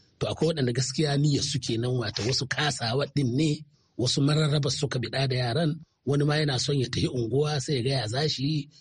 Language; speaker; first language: Hausa; native; Hausa